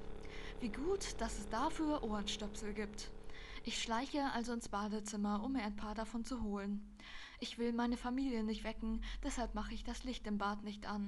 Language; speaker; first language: German; native; German